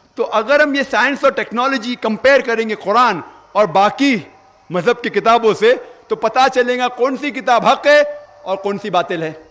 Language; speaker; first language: Urdu; non-native, local second language; Konkani